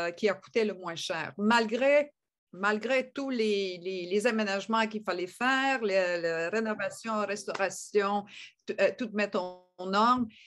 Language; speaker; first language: French; native; French